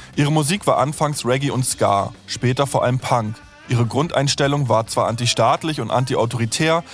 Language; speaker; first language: German; native; German